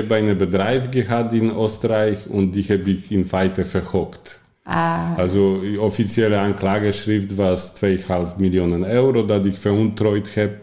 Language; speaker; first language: German; non-native, learner; Polish